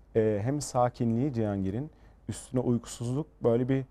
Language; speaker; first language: Turkish; early bilingual, heritage; Turkish